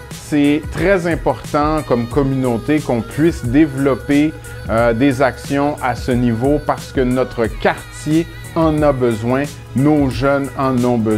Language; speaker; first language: French; native; French